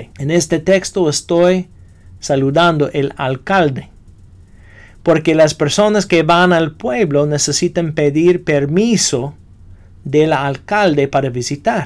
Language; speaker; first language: Spanish; non-native, fluent; English